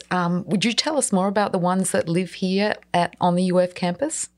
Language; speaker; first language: English; native; English